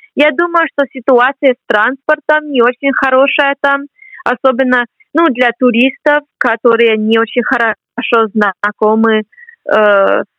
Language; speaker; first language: Russian; non-native, fluent; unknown